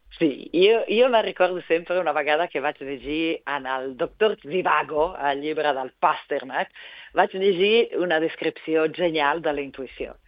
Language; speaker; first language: Catalan; non-native, fluent; Italian